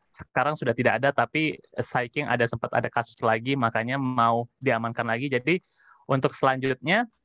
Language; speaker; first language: Indonesian; native; Indonesian